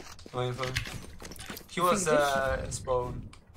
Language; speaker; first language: English; non-native, learner; Italian